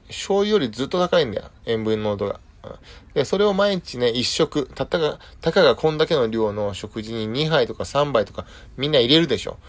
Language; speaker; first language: Japanese; native; Japanese